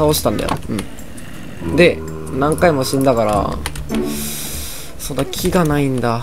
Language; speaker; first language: Japanese; native; Japanese